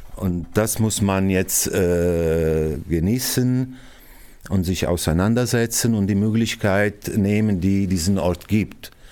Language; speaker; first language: German; non-native, fluent; Italian